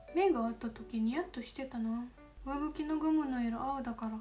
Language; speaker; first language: Japanese; non-native, fluent; Indonesian